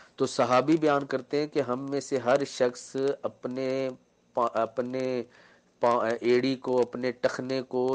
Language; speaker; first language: Urdu; native; Urdu